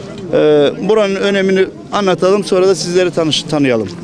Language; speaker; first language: Turkish; native; Turkish